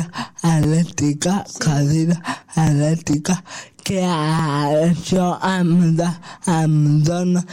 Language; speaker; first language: Catalan; non-native, local second language; Spanish